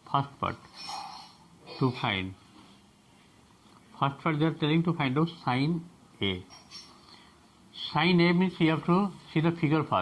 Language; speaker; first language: English; non-native, local second language; Bangla